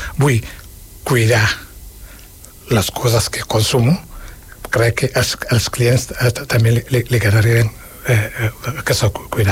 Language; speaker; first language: Catalan; non-native, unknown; Wolof